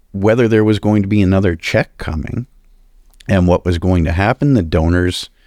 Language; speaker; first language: English; native; English